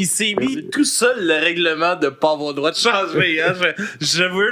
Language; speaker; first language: French; native; French